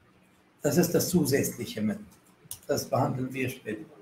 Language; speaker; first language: German; non-native, fluent; Arabic